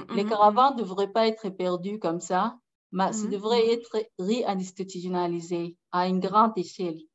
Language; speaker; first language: French; non-native, fluent; Arabic